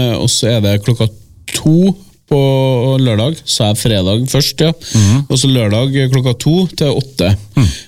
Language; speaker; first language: Norwegian; native; Norwegian